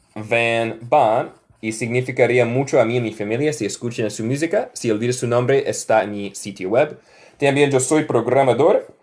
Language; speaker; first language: Spanish; non-native, learner; English